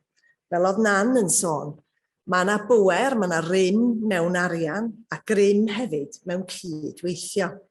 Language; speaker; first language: Welsh; native; Welsh